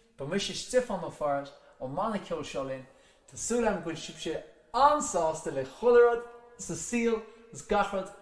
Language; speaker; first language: Irish; native; Irish